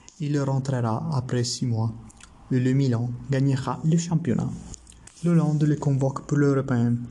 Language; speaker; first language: French; non-native, learner; Italian